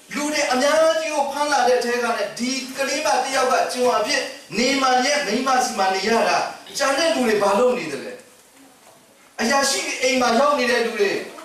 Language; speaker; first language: Burmese; non-native, local second language; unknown